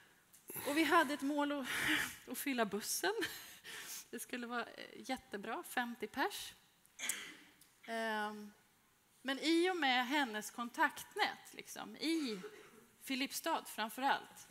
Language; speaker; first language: Swedish; native; Swedish